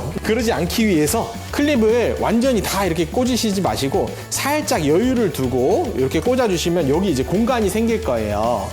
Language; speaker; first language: Korean; native; Korean